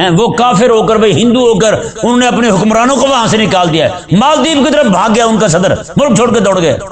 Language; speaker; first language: Urdu; native; Urdu